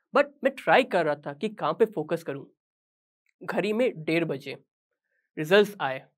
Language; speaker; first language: Hindi; native; Hindi